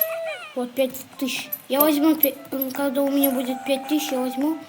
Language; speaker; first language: Russian; non-native, local second language; Kazakh